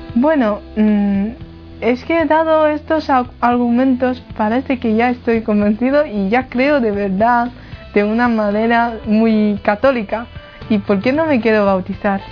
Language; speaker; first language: Spanish; non-native, fluent; Chinese